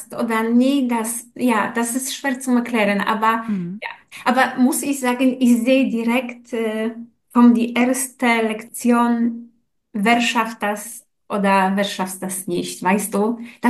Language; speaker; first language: German; non-native, learner; Polish